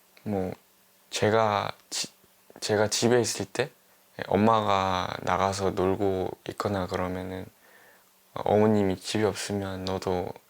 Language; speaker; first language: Korean; early bilingual, other home language; English